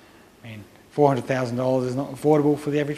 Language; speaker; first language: English; native; English